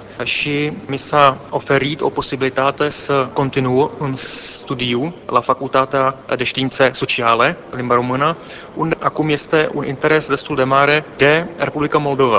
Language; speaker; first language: Romanian; non-native, fluent; Czech